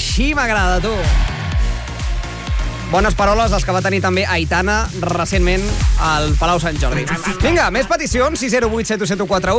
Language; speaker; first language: Catalan; native; Catalan